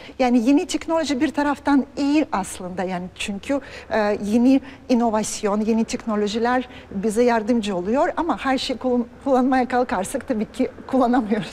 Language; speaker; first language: Turkish; non-native, fluent; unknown